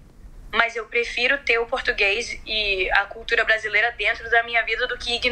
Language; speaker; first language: Portuguese; early bilingual, heritage; Portuguese